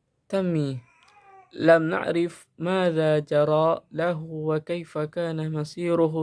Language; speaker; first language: Arabic; non-native, learner; Indonesian